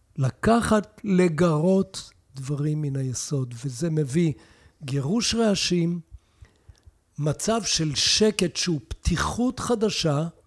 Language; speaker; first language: Hebrew; native; Hebrew